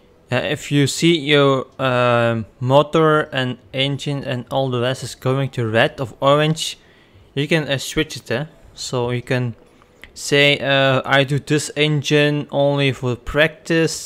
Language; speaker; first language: English; non-native, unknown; Dutch